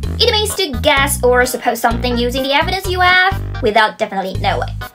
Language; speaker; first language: English; non-native, fluent; Chinese